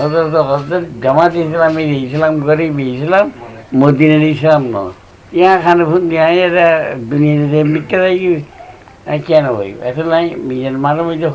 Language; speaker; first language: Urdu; non-native, learner; Bangla